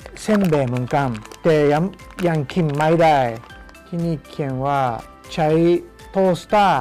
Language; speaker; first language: Thai; non-native, fluent; Japanese